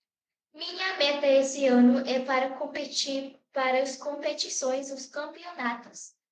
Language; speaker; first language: Portuguese; early bilingual, other home language; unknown